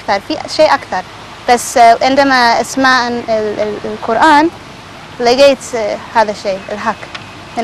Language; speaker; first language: Arabic; non-native, learner; Spanish